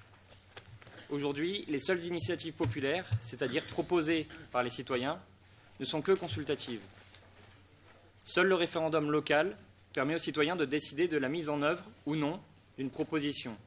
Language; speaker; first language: French; native; French